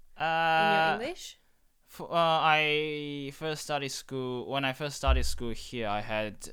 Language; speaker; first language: English; non-native, fluent; Chinese